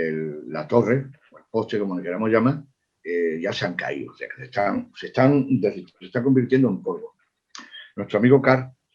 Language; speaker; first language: Spanish; native; Spanish